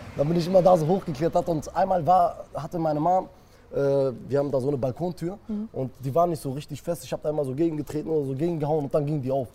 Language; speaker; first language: German; early bilingual, other home language; Kurdish